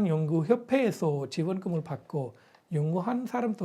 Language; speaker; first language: Korean; non-native, fluent; Punjabi